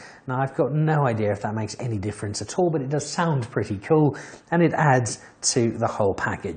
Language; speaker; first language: English; native; English